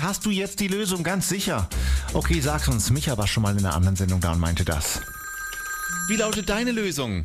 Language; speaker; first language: German; native; German